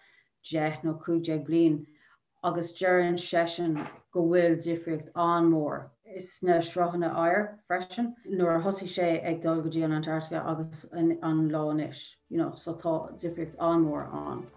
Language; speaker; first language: Irish; non-native, local second language; English